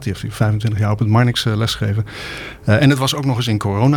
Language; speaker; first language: Dutch; native; Dutch